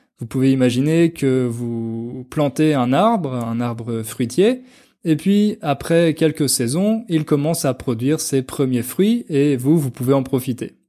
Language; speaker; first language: French; native; French